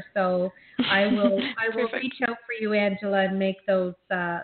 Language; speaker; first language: English; native; English